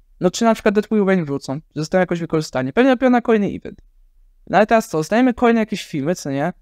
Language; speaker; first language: Polish; native; Polish